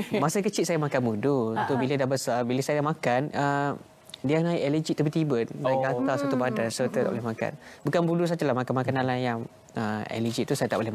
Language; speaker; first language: Malay; native; Malay